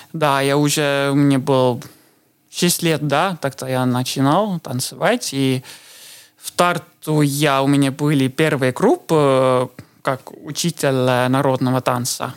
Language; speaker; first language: Russian; non-native, learner; Estonian